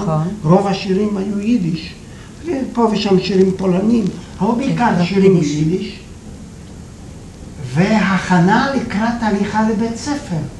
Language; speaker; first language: Hebrew; early bilingual, other home language; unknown